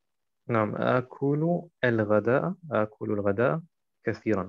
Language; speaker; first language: Arabic; non-native, fluent; German